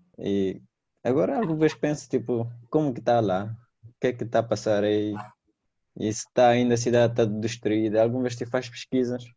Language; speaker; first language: Portuguese; non-native, fluent; Persian